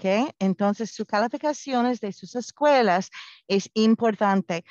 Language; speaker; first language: Spanish; non-native, fluent; English